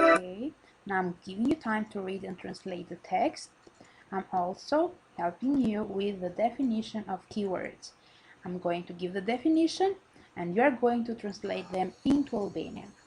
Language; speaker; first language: English; non-native, fluent; Albanian